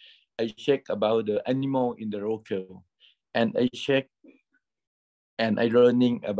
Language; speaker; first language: English; non-native, learner; Thai